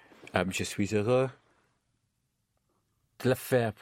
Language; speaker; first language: French; non-native, learner; English